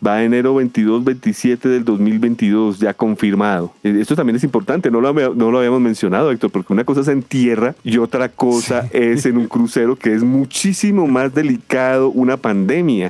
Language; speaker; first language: Spanish; native; Spanish